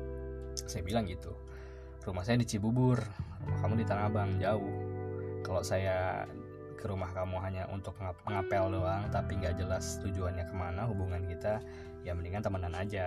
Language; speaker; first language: Indonesian; native; Indonesian